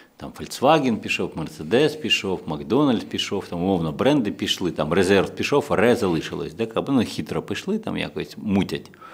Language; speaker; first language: Ukrainian; non-native, local second language; Russian